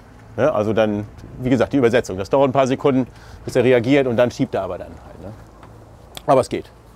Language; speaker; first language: German; native; German